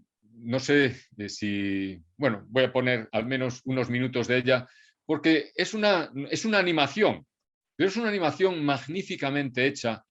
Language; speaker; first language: Spanish; native; Spanish